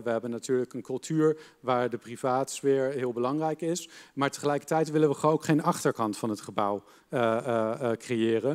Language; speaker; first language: Dutch; native; Dutch